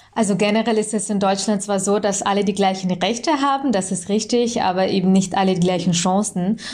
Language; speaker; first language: German; early bilingual, other home language; Russian